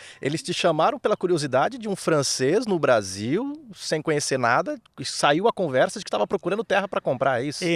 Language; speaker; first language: Portuguese; native; Portuguese